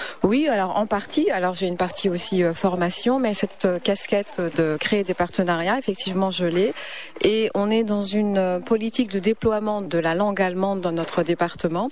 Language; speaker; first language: French; native; French